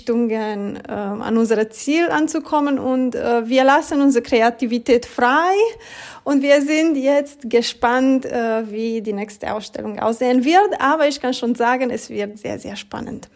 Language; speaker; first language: German; non-native, fluent; Romanian